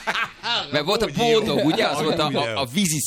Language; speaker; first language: Hungarian; native; Hungarian